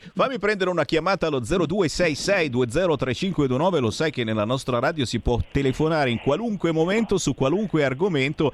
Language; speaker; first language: Italian; native; Italian